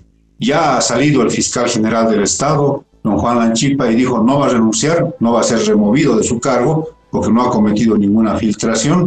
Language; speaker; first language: Spanish; native; Spanish